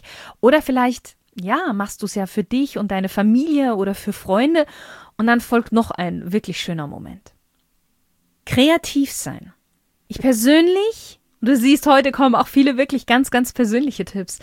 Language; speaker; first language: German; native; German